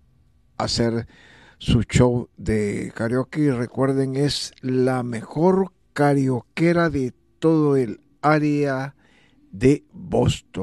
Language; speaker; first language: Spanish; native; Spanish